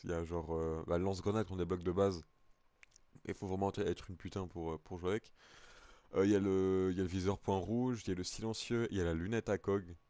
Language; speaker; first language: French; native; French